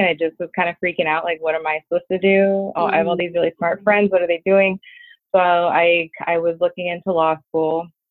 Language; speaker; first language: English; native; English